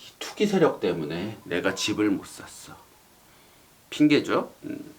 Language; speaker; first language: Korean; native; Korean